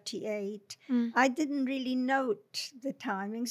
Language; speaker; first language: English; non-native, fluent; Polish